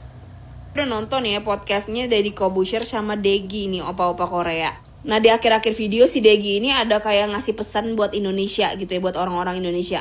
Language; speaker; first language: Indonesian; native; Indonesian